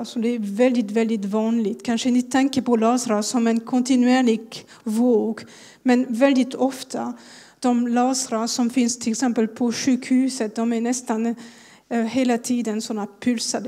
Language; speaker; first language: Swedish; non-native, fluent; French